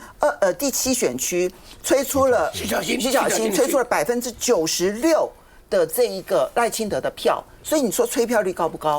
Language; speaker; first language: Chinese; native; Chinese